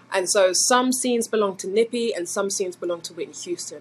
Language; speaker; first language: English; native; English